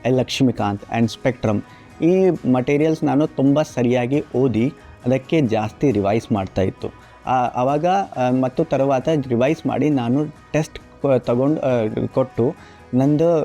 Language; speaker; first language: Kannada; non-native, local second language; Urdu